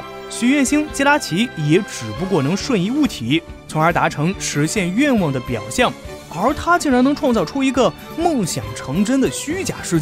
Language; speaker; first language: Chinese; native; Chinese